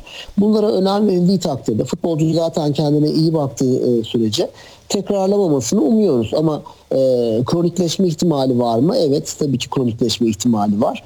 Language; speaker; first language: Turkish; native; Turkish